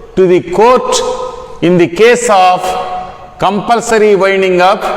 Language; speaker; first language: English; non-native, local second language; Telugu